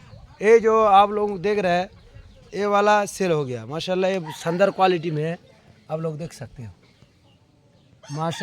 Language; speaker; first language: Hindi; non-native, local second language; Bangla